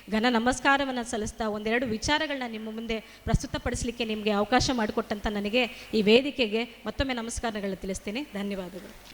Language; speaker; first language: Kannada; native; Kannada